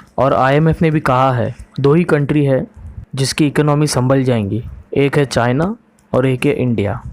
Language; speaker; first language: Hindi; non-native, local second language; Marathi